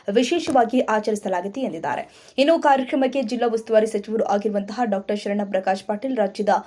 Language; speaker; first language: Kannada; native; Kannada